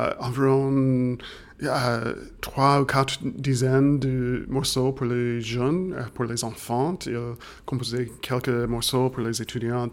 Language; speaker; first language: French; non-native, fluent; English